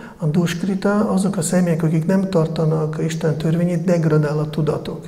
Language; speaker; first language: Hungarian; non-native, fluent; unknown